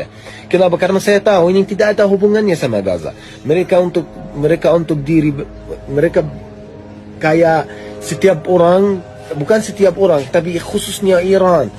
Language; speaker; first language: Indonesian; non-native, fluent; Arabic